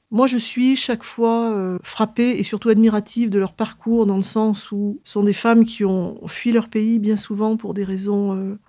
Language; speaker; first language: French; native; French